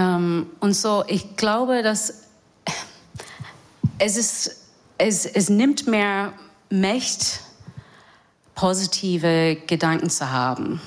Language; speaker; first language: German; non-native, fluent; English